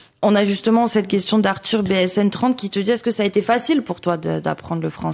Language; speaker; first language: French; native; French